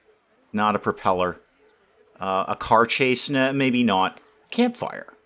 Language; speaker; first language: English; native; English